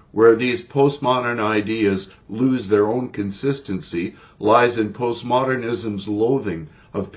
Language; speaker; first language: English; native; English